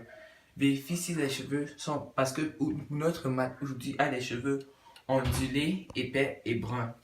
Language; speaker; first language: French; non-native, local second language; English